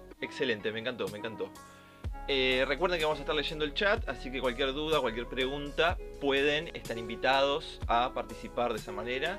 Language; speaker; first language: Spanish; native; Spanish